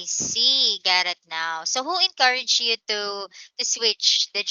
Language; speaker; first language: English; non-native, local second language; Filipino